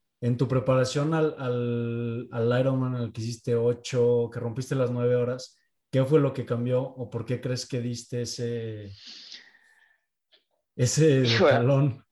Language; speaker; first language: Spanish; native; Spanish